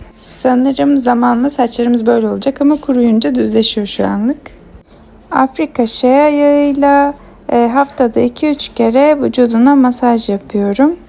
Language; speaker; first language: Turkish; native; Turkish